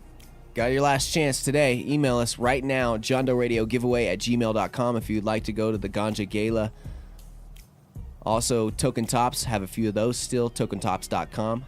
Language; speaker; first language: English; native; English